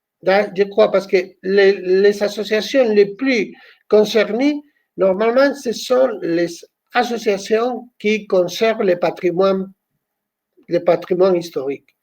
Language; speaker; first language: French; non-native, fluent; Spanish